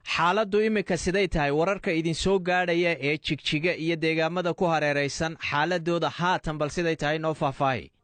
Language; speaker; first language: Somali; native; Somali